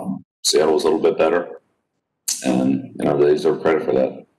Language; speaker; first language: English; native; English